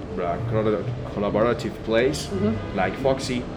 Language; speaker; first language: English; non-native, learner; Spanish